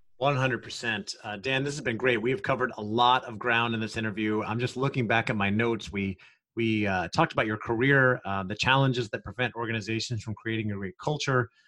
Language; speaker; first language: English; native; English